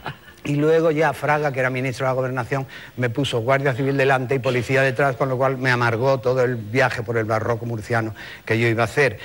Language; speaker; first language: Spanish; native; Spanish